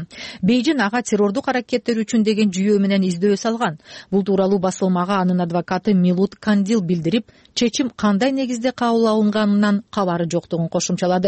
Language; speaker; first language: Kyrgyz; native; Kyrgyz